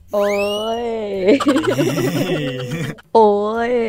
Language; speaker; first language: Japanese; non-native, learner; Thai